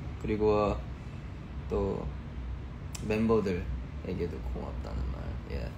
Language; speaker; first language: Korean; early bilingual, heritage; Korean